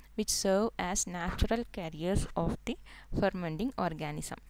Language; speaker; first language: English; non-native, local second language; Malayalam